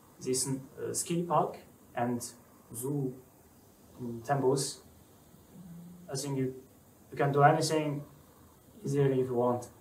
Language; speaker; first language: English; non-native, learner; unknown